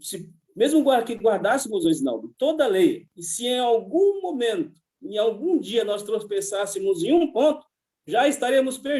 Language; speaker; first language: Portuguese; native; Portuguese